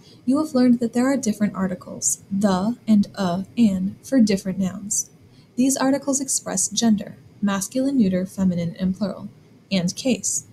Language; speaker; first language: English; native; English